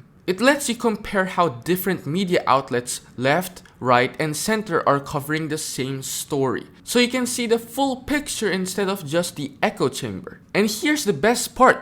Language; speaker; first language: English; native; English